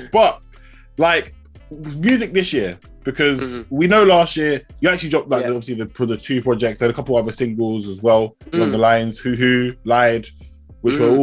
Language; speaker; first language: English; native; English